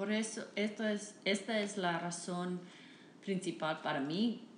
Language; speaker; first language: Spanish; non-native, fluent; English